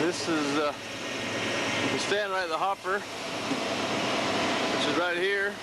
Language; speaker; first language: English; native; English